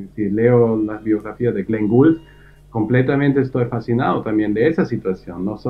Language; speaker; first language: Spanish; early bilingual, heritage; German